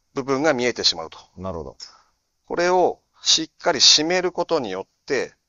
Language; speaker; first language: Japanese; native; Japanese